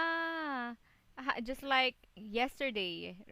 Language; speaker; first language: English; non-native, local second language; Filipino